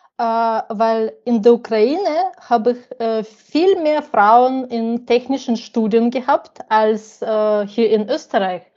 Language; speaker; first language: German; non-native, fluent; Ukrainian